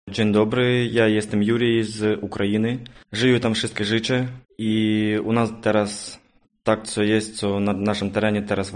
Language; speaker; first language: Polish; non-native, learner; Ukrainian